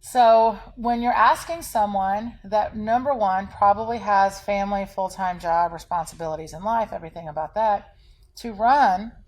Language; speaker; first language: English; native; English